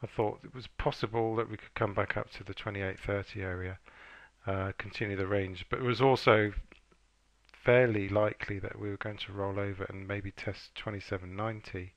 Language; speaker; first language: English; native; English